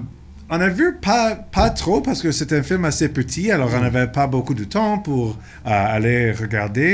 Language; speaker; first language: French; non-native, local second language; English